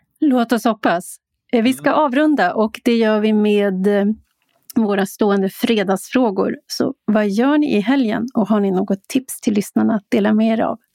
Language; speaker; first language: Swedish; native; Swedish